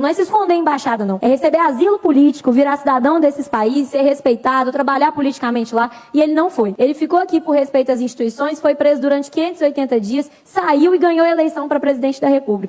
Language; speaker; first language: Portuguese; native; Portuguese